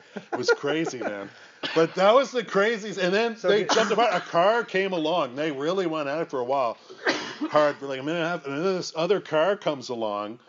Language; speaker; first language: English; native; English